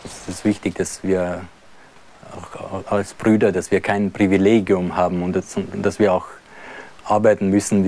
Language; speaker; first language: German; non-native, fluent; French